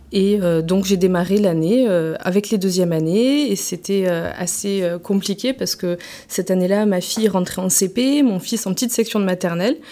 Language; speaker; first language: French; native; French